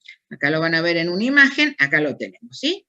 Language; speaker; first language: Spanish; native; Spanish